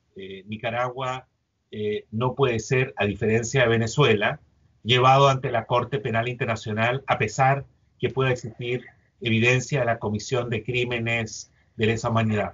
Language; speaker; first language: Spanish; native; Spanish